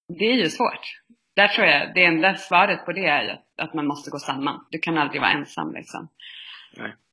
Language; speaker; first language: Swedish; native; Swedish